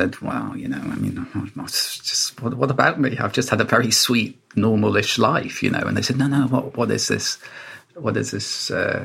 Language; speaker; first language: English; native; English